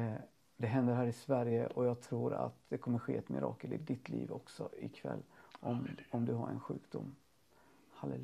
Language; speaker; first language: Swedish; native; Swedish